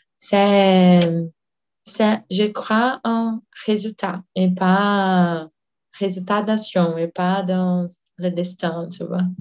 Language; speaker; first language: French; non-native, learner; Portuguese